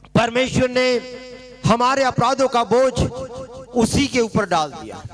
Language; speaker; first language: Hindi; non-native, local second language; Marathi